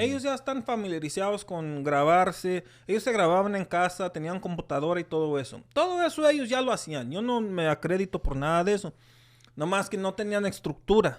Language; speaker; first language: Spanish; early bilingual, heritage; Spanish